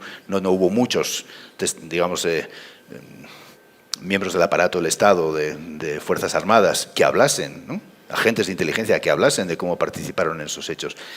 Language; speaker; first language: Spanish; native; Spanish